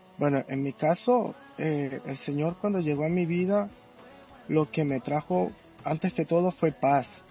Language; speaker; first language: Spanish; native; Spanish